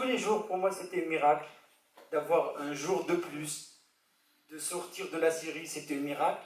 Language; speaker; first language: French; non-native, fluent; Arabic